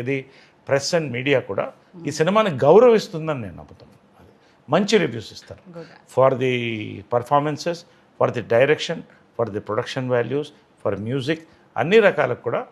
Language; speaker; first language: Telugu; native; Telugu